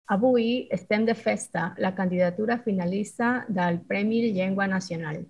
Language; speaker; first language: Catalan; non-native, fluent; Spanish